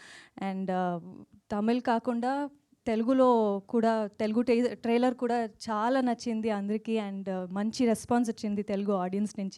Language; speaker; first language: Telugu; non-native, fluent; Kannada